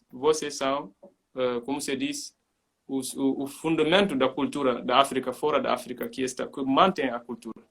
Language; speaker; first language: Portuguese; non-native, learner; Mandingo